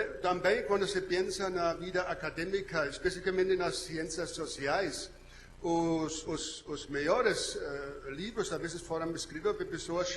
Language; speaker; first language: Portuguese; non-native, learner; German